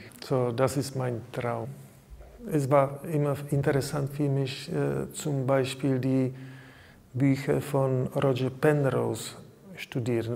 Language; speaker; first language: German; non-native, learner; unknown